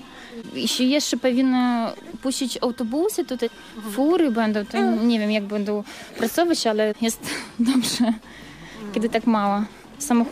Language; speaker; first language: Polish; non-native, learner; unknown